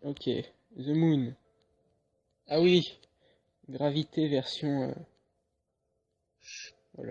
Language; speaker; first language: French; native; French